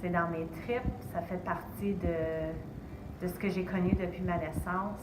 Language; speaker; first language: French; native; French